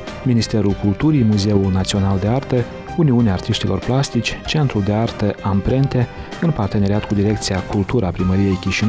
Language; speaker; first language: Romanian; native; Romanian